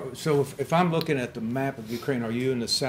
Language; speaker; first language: English; native; English